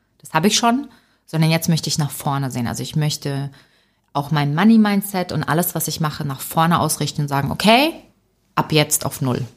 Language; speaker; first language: German; early bilingual, other home language; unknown